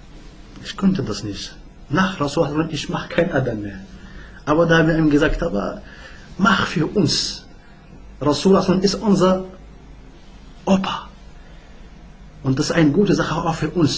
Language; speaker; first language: German; non-native, learner; Arabic